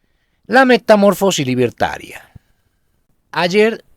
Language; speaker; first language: Spanish; native; Spanish